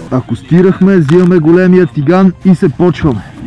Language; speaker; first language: Bulgarian; native; Bulgarian